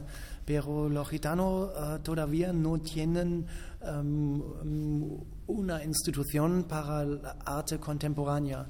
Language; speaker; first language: Spanish; non-native, fluent; German